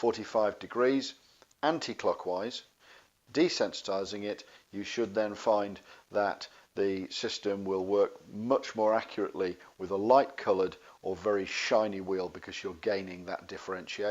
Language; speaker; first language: English; native; English